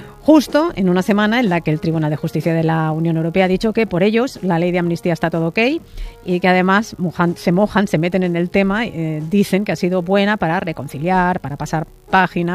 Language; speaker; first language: Spanish; native; Spanish